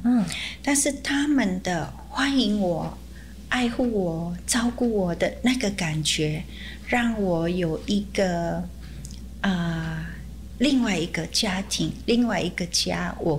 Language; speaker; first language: Chinese; early bilingual, heritage; Chinese